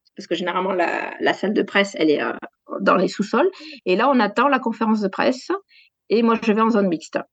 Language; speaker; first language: French; native; French